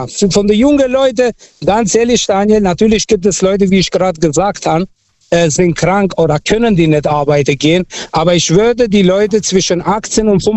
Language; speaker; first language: German; non-native, fluent; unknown